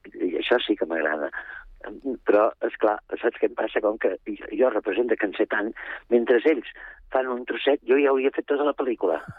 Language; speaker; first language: Catalan; native; Catalan